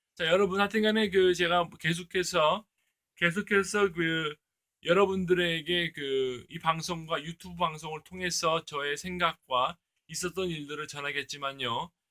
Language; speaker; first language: Korean; early bilingual, heritage; Korean